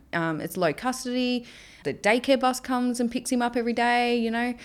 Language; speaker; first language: English; native; English